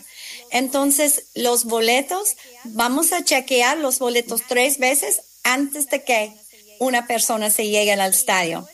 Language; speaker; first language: Spanish; non-native, fluent; English